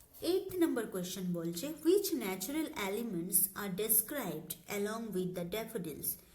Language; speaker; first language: English; non-native, local second language; Bangla